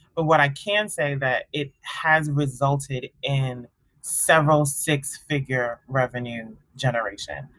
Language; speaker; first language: English; early bilingual, other home language; Akan